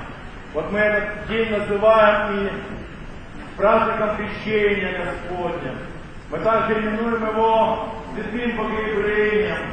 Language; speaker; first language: Russian; native; Russian